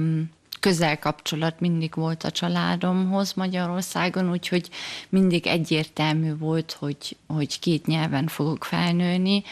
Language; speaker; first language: Hungarian; early bilingual, heritage; German